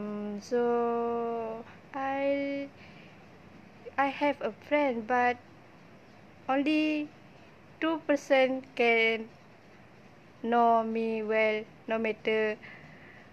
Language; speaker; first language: English; non-native, local second language; Malay